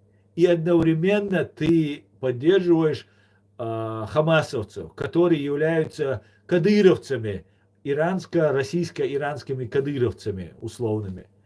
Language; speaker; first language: Russian; non-native, local second language; Chechen